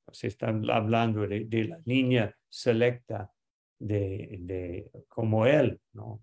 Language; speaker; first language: Spanish; non-native, fluent; English